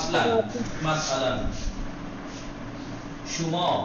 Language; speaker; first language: Persian; non-native, fluent; Urdu